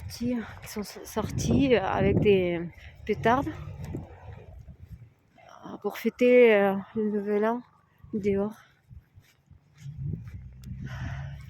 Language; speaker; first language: French; non-native, fluent; Russian